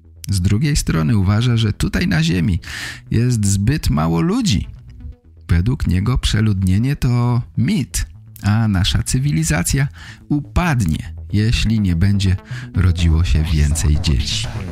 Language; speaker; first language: Polish; native; Polish